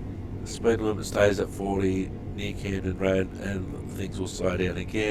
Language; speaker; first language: English; native; English